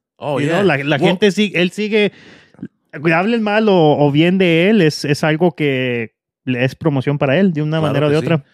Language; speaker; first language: Spanish; early bilingual, heritage; Spanish